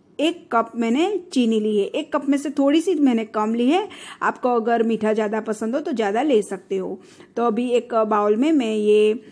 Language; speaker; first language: Hindi; non-native, local second language; Gujarati